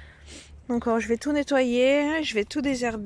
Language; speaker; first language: French; native; French